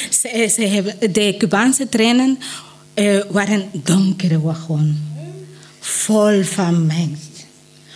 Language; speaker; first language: Dutch; non-native, learner; Spanish